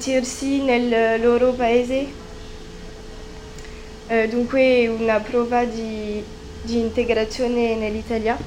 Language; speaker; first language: Italian; non-native, learner; French